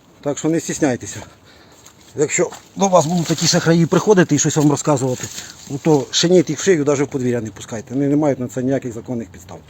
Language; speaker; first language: Ukrainian; native; Ukrainian